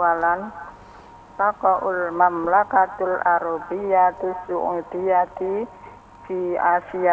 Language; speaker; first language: Arabic; non-native, learner; Indonesian